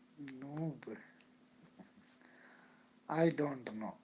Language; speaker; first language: English; non-native, learner; Hindi